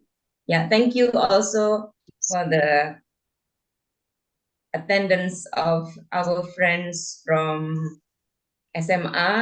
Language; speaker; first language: English; non-native, fluent; Indonesian